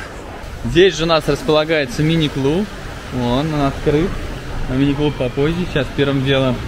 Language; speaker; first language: Russian; native; Russian